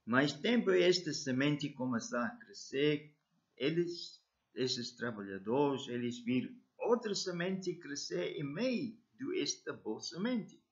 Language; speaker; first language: Portuguese; non-native, learner; English